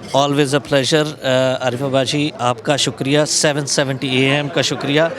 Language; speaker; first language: Hindi; native; Hindi